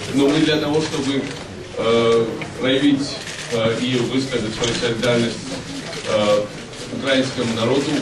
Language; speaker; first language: Russian; non-native, local second language; Georgian